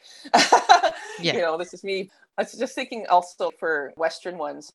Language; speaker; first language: English; native; English